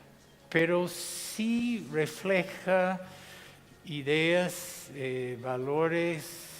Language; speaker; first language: Spanish; non-native, fluent; English